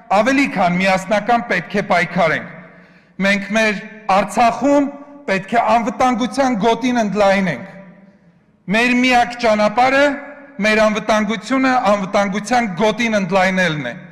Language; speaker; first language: Armenian; non-native, local second language; Kurdish